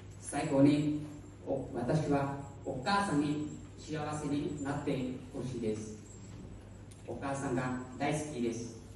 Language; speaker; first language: Japanese; non-native, learner; Hmong